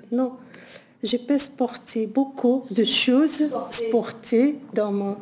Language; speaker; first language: French; non-native, learner; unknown